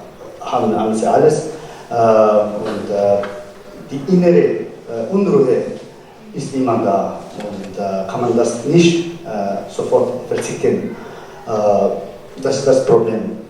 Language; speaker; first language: German; non-native, fluent; Tibetan